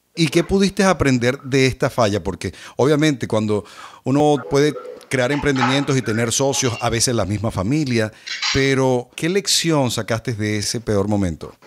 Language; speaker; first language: Spanish; native; Spanish